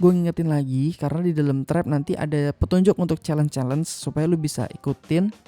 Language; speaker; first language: Indonesian; native; Indonesian